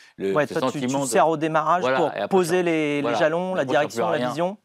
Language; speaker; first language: French; native; French